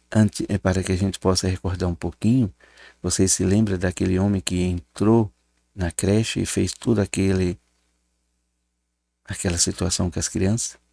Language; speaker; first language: Portuguese; native; Portuguese